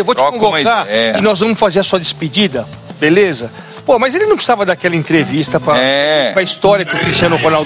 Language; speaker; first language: Portuguese; native; Portuguese